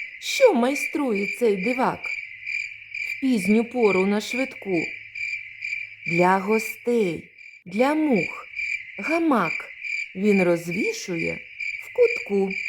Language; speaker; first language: Ukrainian; native; Ukrainian